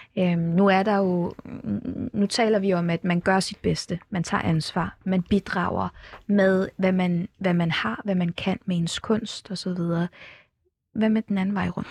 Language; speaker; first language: Danish; early bilingual, other home language; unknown